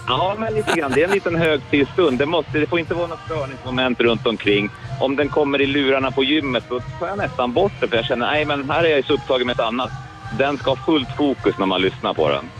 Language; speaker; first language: Swedish; native; Swedish